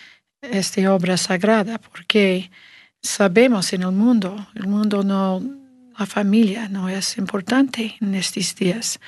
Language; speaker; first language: Spanish; non-native, learner; English